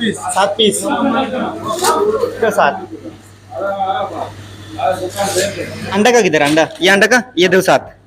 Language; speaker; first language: Hindi; non-native, learner; Bangla